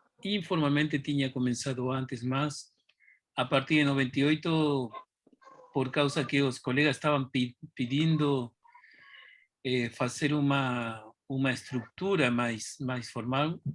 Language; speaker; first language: Portuguese; non-native, fluent; Spanish